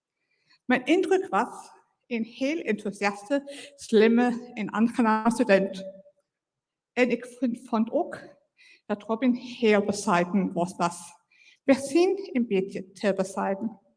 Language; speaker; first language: Dutch; non-native, fluent; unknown